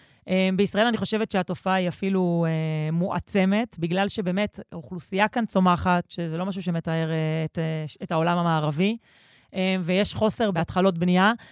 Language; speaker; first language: Hebrew; native; Hebrew